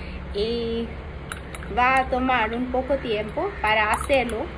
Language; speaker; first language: Spanish; non-native, learner; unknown